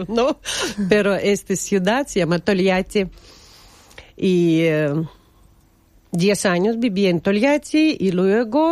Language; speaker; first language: Spanish; non-native, learner; Russian